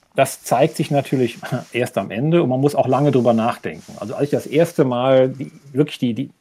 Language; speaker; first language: German; native; German